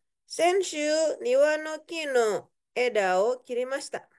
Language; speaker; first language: Japanese; non-native, fluent; Indonesian